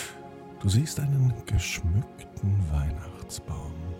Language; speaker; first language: German; native; German